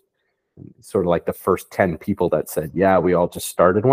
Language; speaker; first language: English; native; English